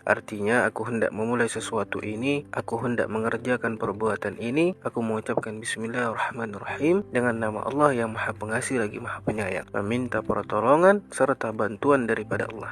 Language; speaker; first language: Malay; native; Malay